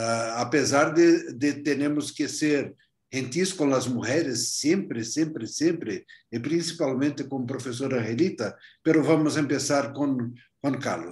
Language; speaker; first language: Spanish; non-native, fluent; Portuguese